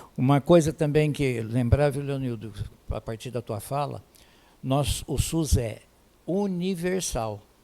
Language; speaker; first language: Portuguese; native; Portuguese